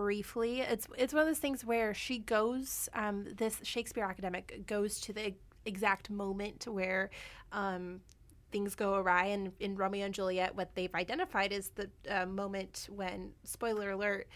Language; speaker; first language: English; native; English